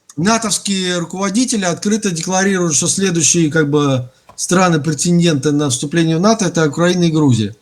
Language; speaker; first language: Russian; native; Russian